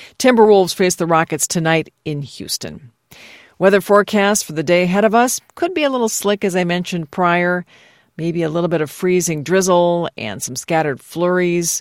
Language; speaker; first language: English; native; English